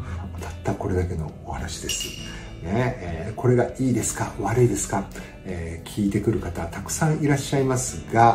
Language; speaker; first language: Japanese; native; Japanese